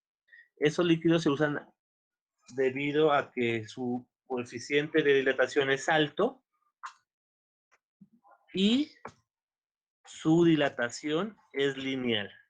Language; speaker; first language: Spanish; native; Spanish